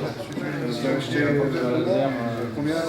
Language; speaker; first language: French; non-native, local second language; Arabic